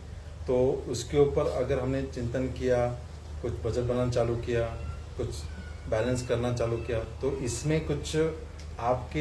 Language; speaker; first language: Hindi; native; Hindi